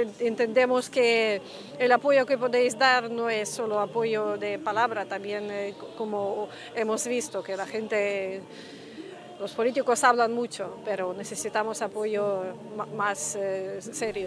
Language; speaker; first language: Spanish; non-native, fluent; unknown